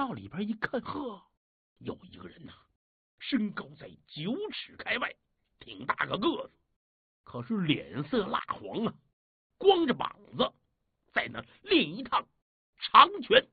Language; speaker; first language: Chinese; native; Chinese